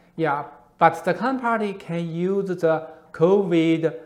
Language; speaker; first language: English; non-native, learner; Chinese